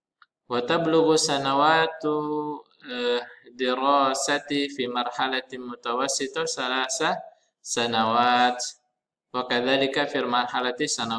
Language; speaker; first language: Arabic; non-native, fluent; Indonesian